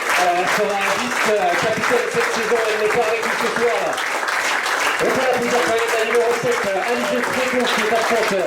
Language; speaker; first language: French; native; French